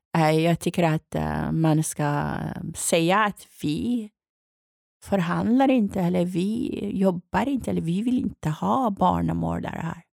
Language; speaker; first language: Swedish; non-native, fluent; Persian